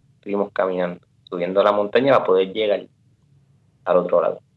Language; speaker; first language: Spanish; native; Spanish